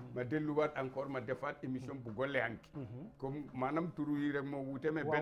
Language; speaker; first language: Wolof; non-native, local second language; Bambara